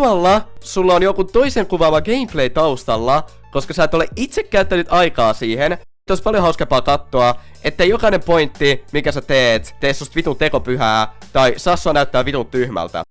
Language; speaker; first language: Finnish; native; Finnish